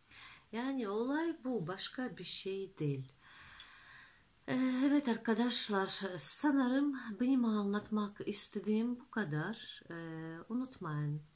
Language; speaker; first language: Turkish; non-native, fluent; Russian